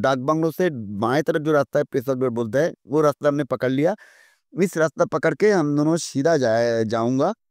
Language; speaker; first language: Hindi; non-native, local second language; Bangla